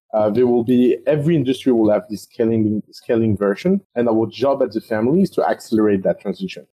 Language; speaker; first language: English; non-native, fluent; French